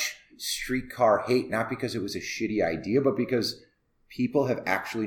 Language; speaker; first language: English; native; English